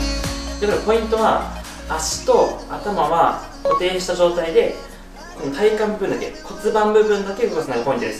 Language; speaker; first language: Japanese; native; Japanese